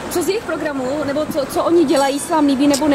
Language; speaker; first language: Czech; native; Czech